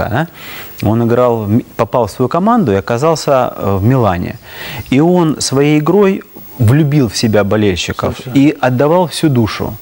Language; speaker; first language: Russian; native; Russian